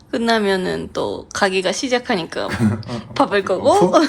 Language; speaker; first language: Korean; non-native, fluent; Japanese